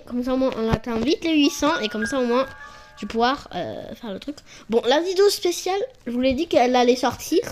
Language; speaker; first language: French; native; French